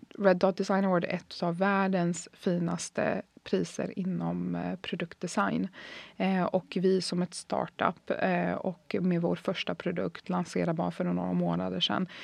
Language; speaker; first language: Swedish; early bilingual, other home language; Arabic